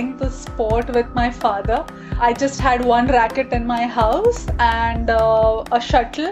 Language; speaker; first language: English; non-native, local second language; Gujarati